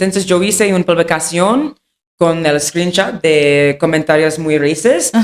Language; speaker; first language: Spanish; non-native, learner; English